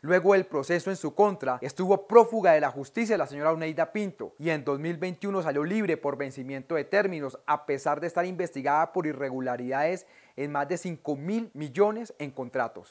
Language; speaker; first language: Spanish; native; Spanish